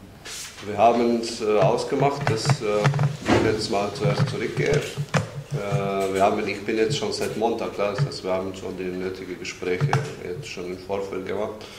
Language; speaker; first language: German; non-native, fluent; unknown